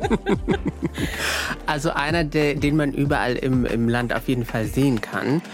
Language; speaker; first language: German; early bilingual, other home language; Arabic